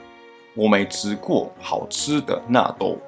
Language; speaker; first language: Chinese; non-native, fluent; Japanese